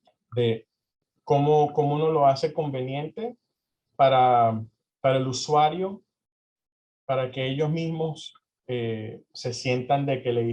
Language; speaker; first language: Spanish; early bilingual, heritage; Spanish